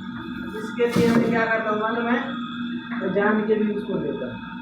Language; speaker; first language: Hindi; non-native, learner; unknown